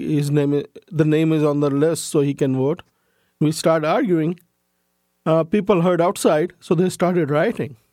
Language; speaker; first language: English; non-native, local second language; Urdu